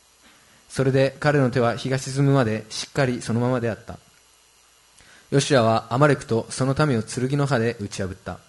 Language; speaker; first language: Japanese; native; Japanese